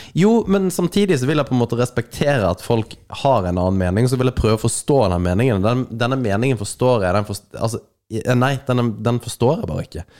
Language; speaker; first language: Norwegian; native; Norwegian